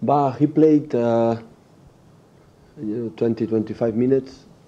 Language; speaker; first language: English; non-native, fluent; Catalan